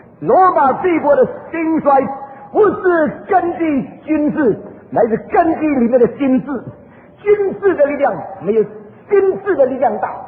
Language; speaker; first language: Chinese; early bilingual, heritage; Chinese